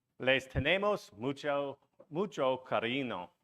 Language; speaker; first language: Spanish; non-native, learner; English